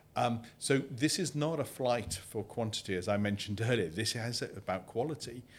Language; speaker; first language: English; native; English